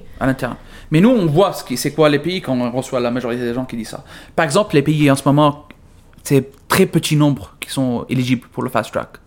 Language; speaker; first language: French; non-native, fluent; Arabic